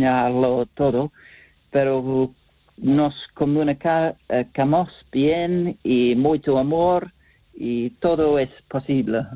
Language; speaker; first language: Spanish; non-native, learner; English